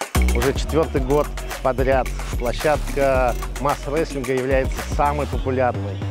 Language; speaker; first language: Russian; native; Russian